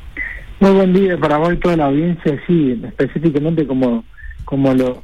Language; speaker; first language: Spanish; native; Spanish